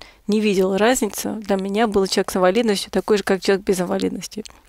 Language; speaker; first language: Russian; non-native, fluent; English